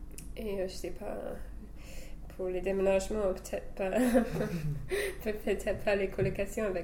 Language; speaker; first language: French; non-native, fluent; English